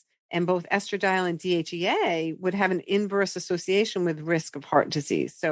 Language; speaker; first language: English; native; English